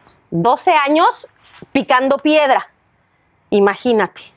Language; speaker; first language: Spanish; native; Spanish